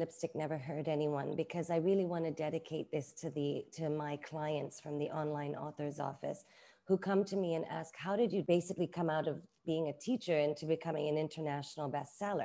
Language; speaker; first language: English; native; English